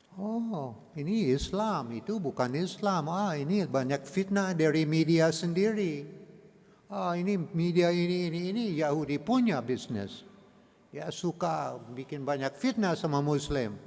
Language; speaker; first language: Indonesian; non-native, learner; English